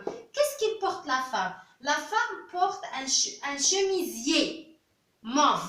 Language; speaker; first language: French; non-native, local second language; Arabic